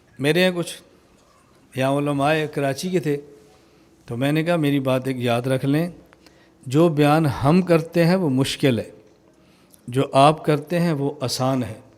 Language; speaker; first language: Urdu; non-native, local second language; Punjabi